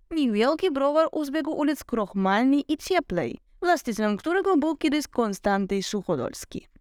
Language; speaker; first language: Polish; non-native, learner; Ukrainian